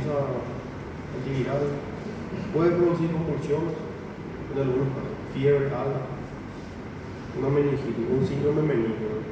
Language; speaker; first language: Spanish; native; Spanish